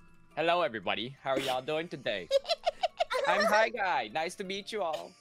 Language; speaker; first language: English; non-native, fluent; Japanese